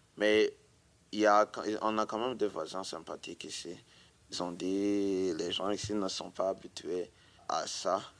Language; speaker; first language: French; non-native, local second language; Rundi